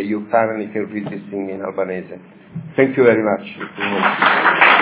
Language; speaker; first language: English; non-native, fluent; Italian